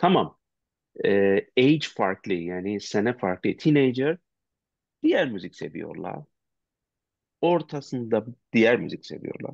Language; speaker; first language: Turkish; non-native, learner; Persian